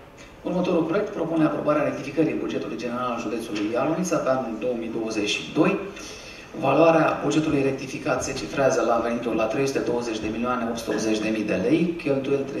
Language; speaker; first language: Romanian; native; Romanian